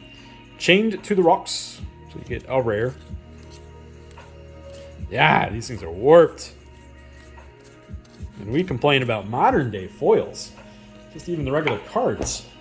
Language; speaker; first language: English; native; English